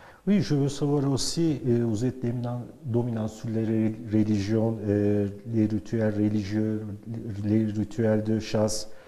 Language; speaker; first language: French; non-native, learner; Turkish